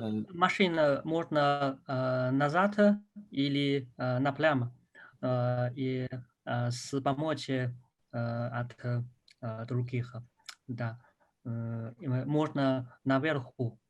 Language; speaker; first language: Russian; non-native, learner; Chinese